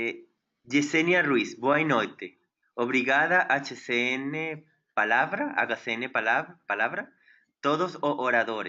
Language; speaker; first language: Portuguese; non-native, learner; Spanish